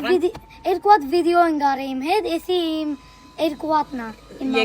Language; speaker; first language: Armenian; early bilingual, heritage; Armenian